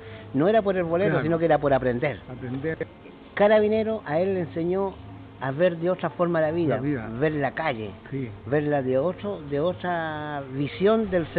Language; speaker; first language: Spanish; native; Spanish